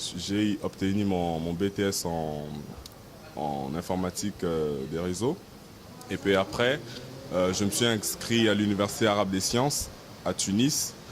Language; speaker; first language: French; non-native, local second language; Lingala